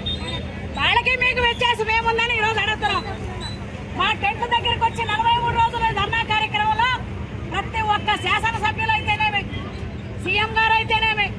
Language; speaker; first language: Telugu; native; Telugu